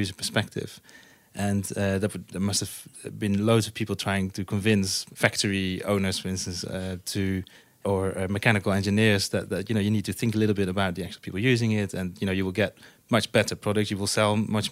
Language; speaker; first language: English; non-native, fluent; Dutch